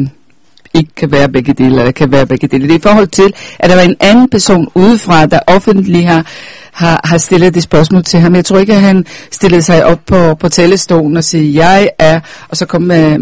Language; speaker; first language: Danish; non-native, fluent; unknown